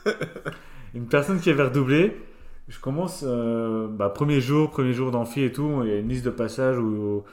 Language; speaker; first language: French; native; French